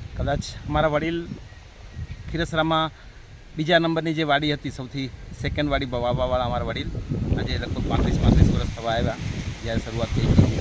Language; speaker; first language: Gujarati; non-native, local second language; Kachhi